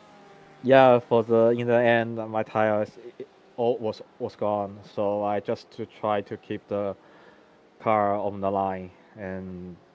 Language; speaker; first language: English; non-native, learner; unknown